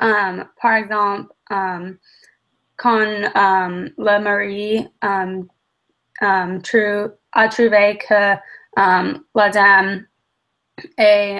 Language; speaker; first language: French; non-native, learner; English